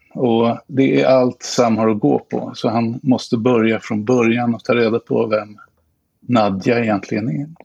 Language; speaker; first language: Swedish; native; Swedish